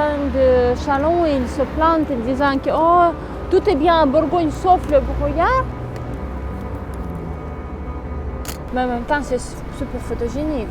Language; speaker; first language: French; non-native, fluent; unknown